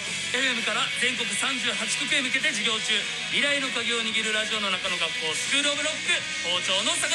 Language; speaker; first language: Japanese; native; Japanese